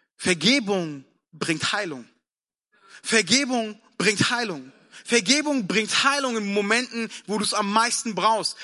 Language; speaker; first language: German; early bilingual, other home language; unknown